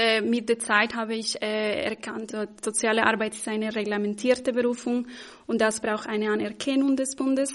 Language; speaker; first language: German; non-native, fluent; Spanish